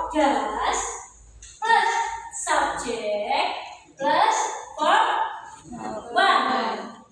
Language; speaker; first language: English; non-native, learner; Indonesian